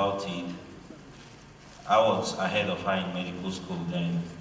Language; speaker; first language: English; non-native, local second language; Esan